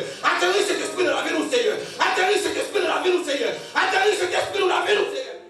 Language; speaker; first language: French; non-native, local second language; Haitian Creole